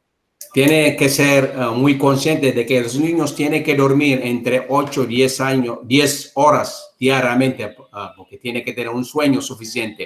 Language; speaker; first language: Spanish; non-native, learner; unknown